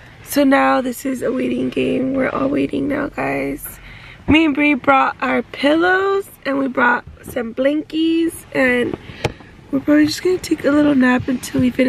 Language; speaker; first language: English; early bilingual, other home language; Spanish